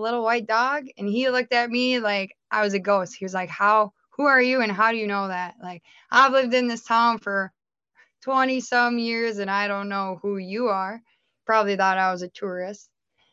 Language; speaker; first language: English; native; English